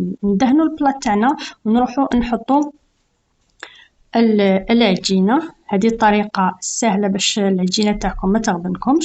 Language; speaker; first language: Arabic; native; Arabic